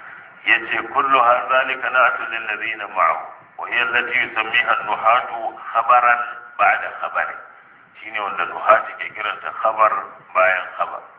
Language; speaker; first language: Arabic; non-native, fluent; Hausa